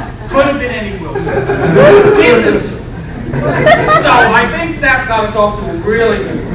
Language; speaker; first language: English; native; English